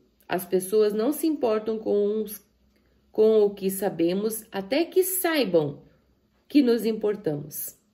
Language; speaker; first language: Portuguese; native; Portuguese